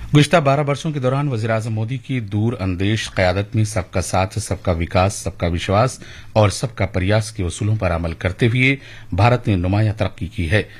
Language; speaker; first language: Urdu; native; Urdu